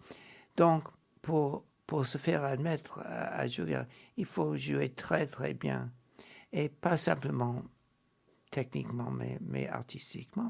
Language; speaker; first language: French; non-native, fluent; English